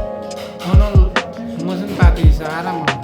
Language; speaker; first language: Korean; non-native, learner; Nepali